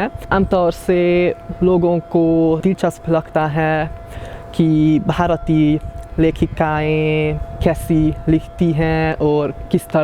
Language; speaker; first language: Hindi; non-native, fluent; Hungarian